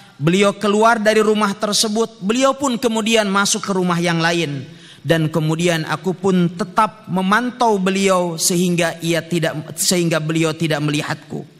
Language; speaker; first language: Indonesian; native; Indonesian